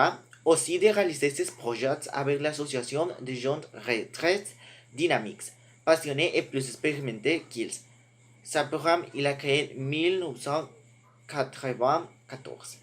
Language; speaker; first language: French; non-native, learner; Spanish